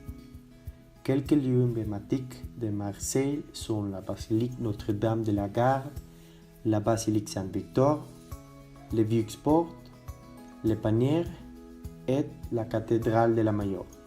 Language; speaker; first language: French; non-native, learner; Spanish